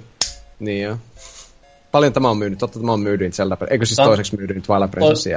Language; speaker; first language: Finnish; native; Finnish